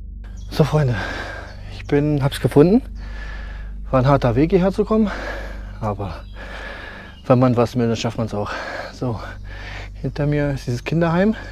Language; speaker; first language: German; native; German